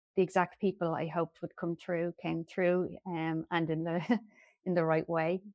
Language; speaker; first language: English; native; English